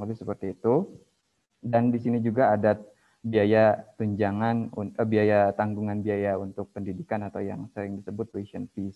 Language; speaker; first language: Indonesian; native; Indonesian